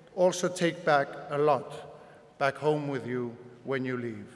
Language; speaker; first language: English; non-native, fluent; Spanish